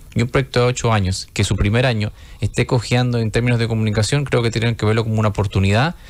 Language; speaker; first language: Spanish; native; Spanish